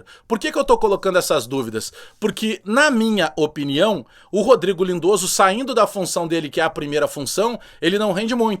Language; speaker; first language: Portuguese; native; Portuguese